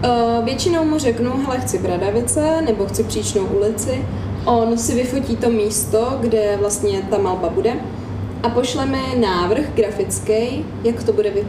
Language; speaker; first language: Czech; native; Czech